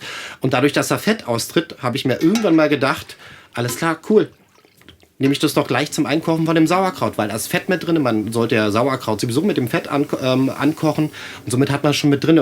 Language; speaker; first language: German; native; German